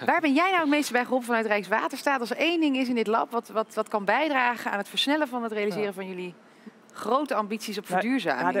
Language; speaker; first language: Dutch; native; Dutch